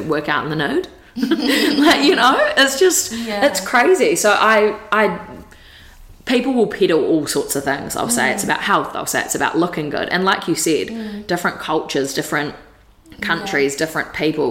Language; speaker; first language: English; native; English